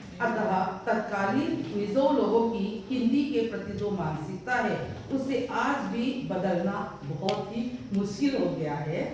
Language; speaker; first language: Hindi; non-native, local second language; Mizo